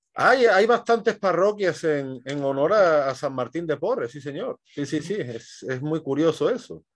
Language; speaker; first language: Spanish; native; Spanish